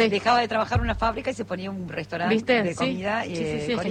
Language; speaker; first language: Spanish; native; Spanish